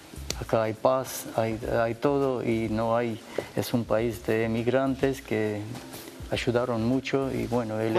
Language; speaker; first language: Spanish; non-native, learner; Armenian